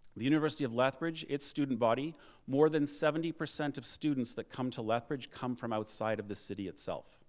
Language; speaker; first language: English; native; English